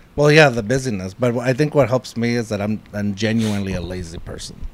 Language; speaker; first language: English; native; English